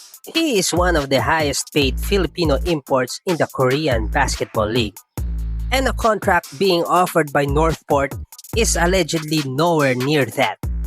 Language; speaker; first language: English; non-native, local second language; Filipino